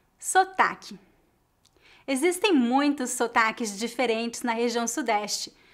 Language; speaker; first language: Portuguese; native; Portuguese